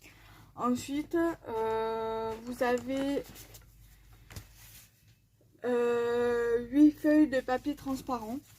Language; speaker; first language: French; native; French